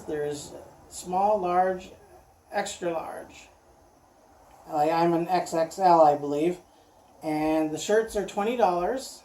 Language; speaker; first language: English; native; English